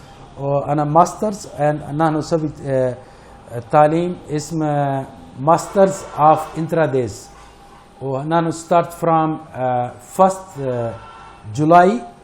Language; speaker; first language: Arabic; non-native, learner; Urdu